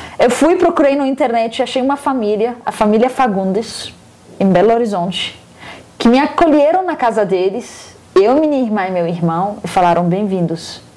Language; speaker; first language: Portuguese; non-native, fluent; Arabic